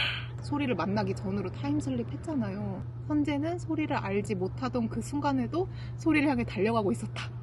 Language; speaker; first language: Korean; native; Korean